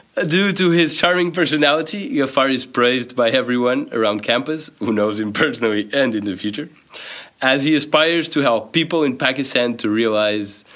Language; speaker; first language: English; non-native, fluent; Portuguese